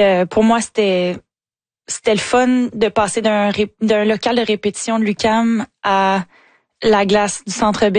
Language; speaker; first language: French; native; French